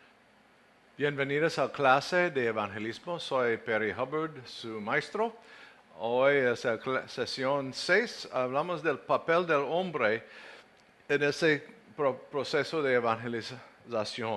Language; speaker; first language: Spanish; non-native, fluent; English